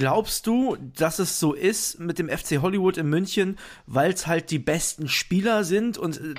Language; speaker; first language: German; native; German